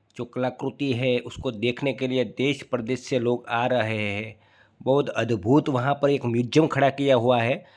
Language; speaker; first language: Hindi; non-native, local second language; Gujarati